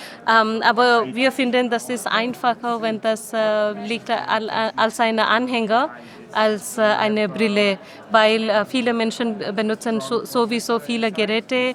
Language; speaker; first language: German; non-native, learner; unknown